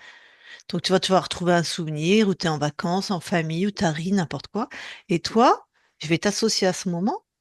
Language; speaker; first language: French; native; French